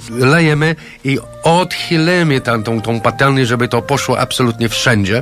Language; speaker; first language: Polish; non-native, fluent; English